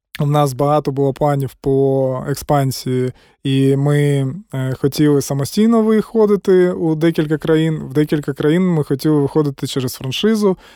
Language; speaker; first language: Ukrainian; non-native, local second language; Russian